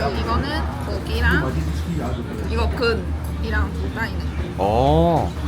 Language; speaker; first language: Korean; non-native, fluent; Chinese